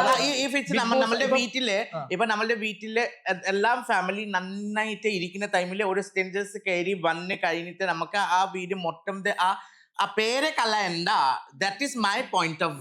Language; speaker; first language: Malayalam; non-native, learner; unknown